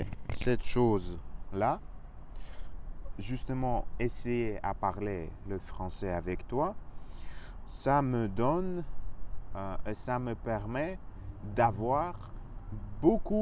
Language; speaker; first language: French; non-native, learner; Russian